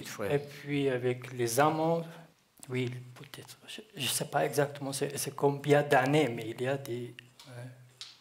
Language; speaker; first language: French; non-native, learner; Kurdish